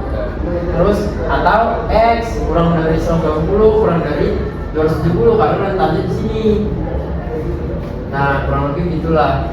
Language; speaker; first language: Indonesian; native; Indonesian